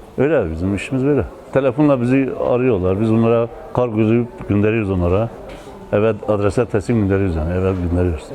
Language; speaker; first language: Turkish; native; Turkish